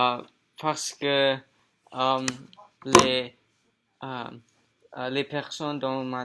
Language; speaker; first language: French; non-native, learner; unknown